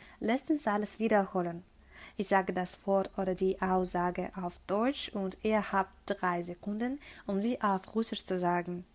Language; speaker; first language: German; non-native, fluent; Russian